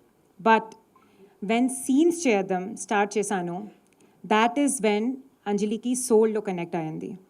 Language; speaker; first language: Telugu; non-native, learner; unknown